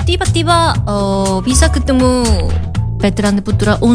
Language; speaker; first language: Indonesian; non-native, learner; Korean